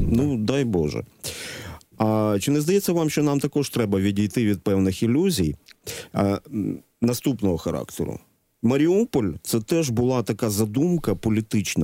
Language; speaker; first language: Ukrainian; native; Ukrainian